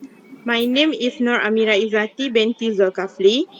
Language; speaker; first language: English; non-native, local second language; Malay